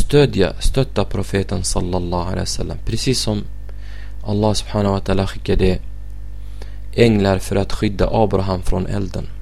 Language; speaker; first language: Swedish; non-native, fluent; Arabic